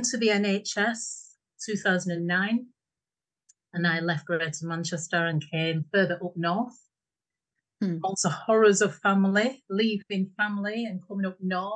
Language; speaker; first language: English; native; English